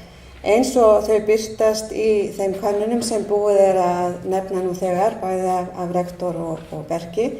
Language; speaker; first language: Icelandic; native; Icelandic